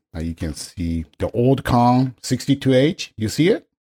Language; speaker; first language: English; non-native, fluent; Japanese